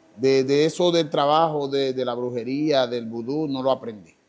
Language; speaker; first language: Spanish; non-native, fluent; Haitian Creole